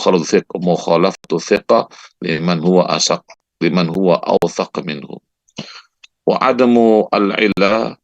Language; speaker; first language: Arabic; non-native, fluent; Indonesian